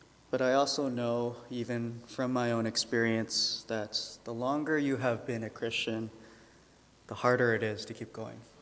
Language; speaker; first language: English; early bilingual, other home language; Chinese